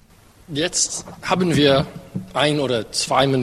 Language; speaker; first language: German; non-native, fluent; English